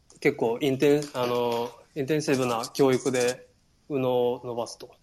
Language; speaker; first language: Japanese; native; Japanese